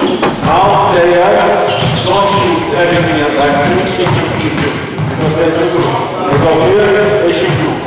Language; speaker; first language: English; non-native, learner; Swedish